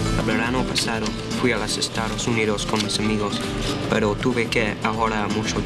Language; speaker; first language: Spanish; non-native, learner; English